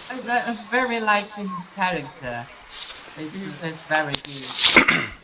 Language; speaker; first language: English; non-native, learner; Chinese